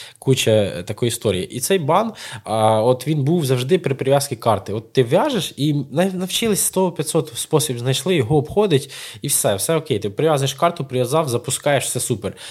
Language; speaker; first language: Ukrainian; non-native, local second language; Russian